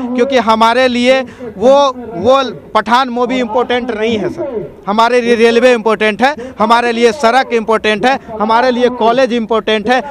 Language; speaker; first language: Hindi; native; Hindi